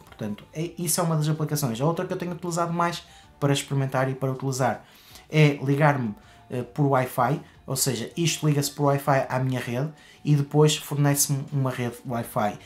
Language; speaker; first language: Portuguese; native; Portuguese